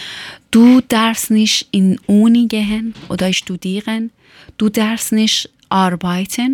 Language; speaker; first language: German; non-native, learner; Persian